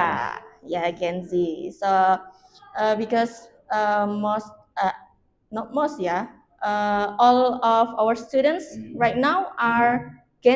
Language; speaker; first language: English; non-native, learner; Indonesian